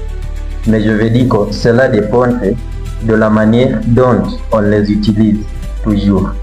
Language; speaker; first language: French; non-native, learner; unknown